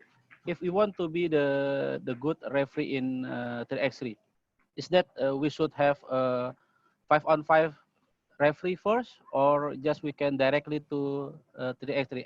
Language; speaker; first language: English; non-native, learner; Indonesian